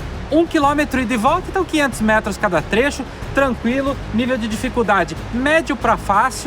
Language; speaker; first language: Portuguese; native; Portuguese